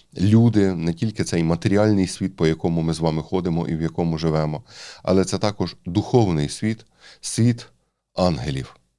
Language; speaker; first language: Ukrainian; native; Ukrainian